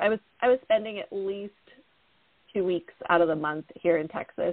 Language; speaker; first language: English; native; English